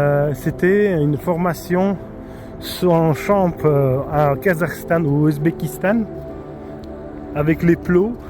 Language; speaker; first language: French; non-native, fluent; Polish